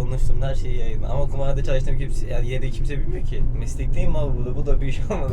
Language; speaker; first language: Turkish; native; Turkish